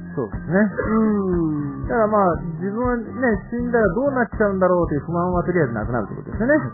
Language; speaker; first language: Japanese; native; Japanese